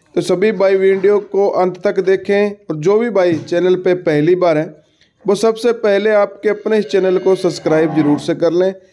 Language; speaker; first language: Hindi; native; Hindi